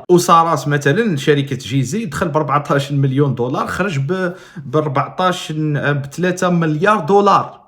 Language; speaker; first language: Arabic; native; Arabic